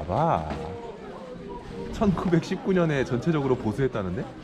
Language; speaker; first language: Korean; native; Korean